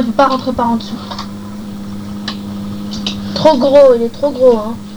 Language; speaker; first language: French; native; French